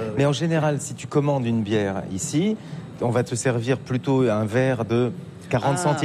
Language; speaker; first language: French; native; French